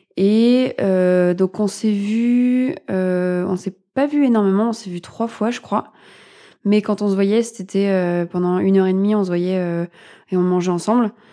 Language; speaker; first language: French; native; French